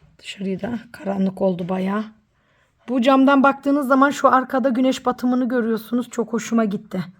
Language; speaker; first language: Turkish; early bilingual, heritage; Turkish